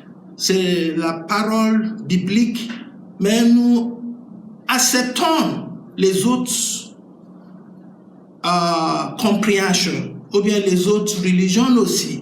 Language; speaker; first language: French; non-native, learner; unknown